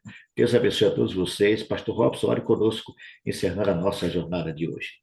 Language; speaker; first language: Portuguese; native; Portuguese